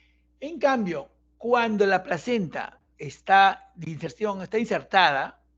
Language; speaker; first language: Spanish; native; Spanish